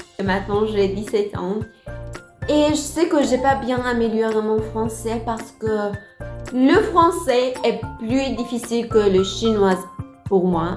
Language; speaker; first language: French; non-native, learner; Persian